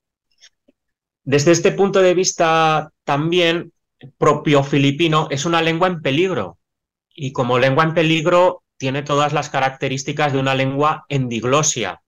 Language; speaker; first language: Spanish; native; Spanish